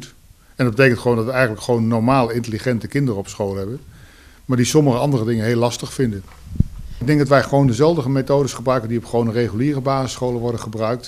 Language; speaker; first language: Dutch; native; Dutch